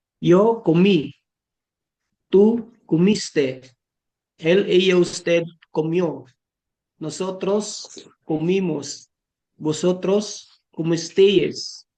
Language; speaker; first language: Spanish; non-native, learner; Filipino